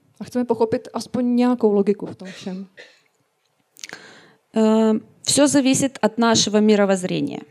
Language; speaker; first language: Czech; non-native, learner; Russian